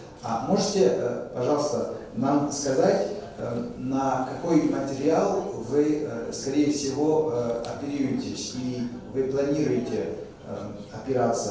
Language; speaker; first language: Russian; non-native, fluent; French